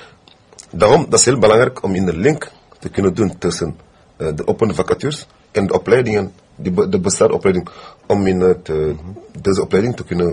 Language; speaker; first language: Dutch; non-native, fluent; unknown